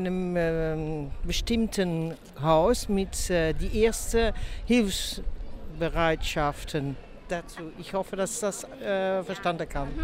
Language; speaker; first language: German; non-native, fluent; Dutch